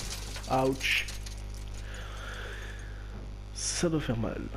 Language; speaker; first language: French; native; French